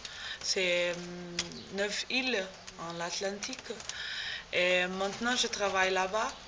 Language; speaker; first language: French; non-native, learner; Portuguese